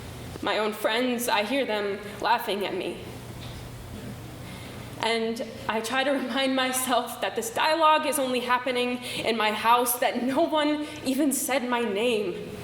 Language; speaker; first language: English; native; English